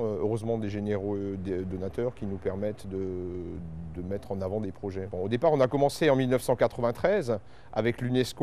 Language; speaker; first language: French; native; French